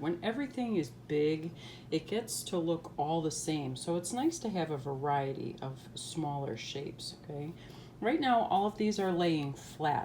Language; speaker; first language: English; native; English